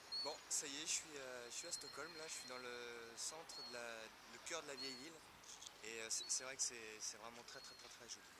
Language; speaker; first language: French; native; French